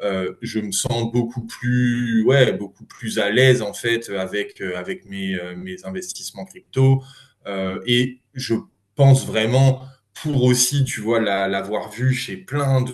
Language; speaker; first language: French; native; French